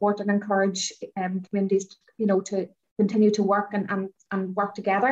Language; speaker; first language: English; native; English